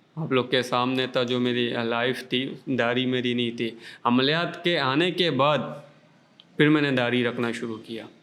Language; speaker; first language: Urdu; non-native, local second language; Baluchi